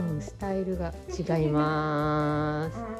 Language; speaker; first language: Japanese; native; Japanese